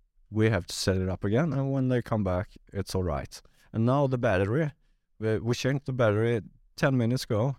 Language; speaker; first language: English; non-native, fluent; Swedish